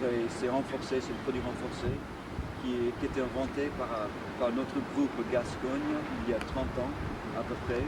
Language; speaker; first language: French; native; French